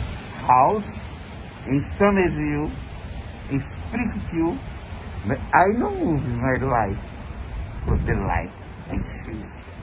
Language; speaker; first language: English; non-native, learner; Portuguese